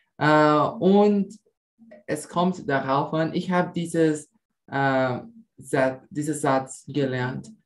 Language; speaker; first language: German; non-native, learner; Portuguese